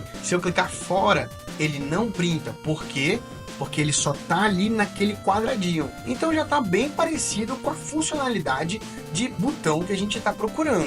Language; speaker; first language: Portuguese; native; Portuguese